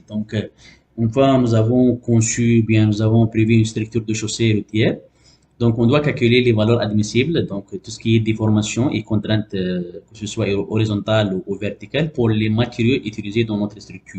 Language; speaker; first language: French; non-native, local second language; Arabic